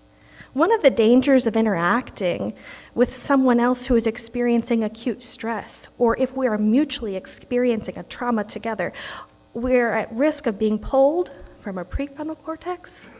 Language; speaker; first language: English; native; English